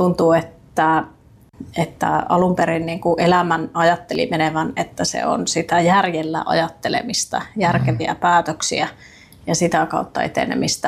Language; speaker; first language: Finnish; native; Finnish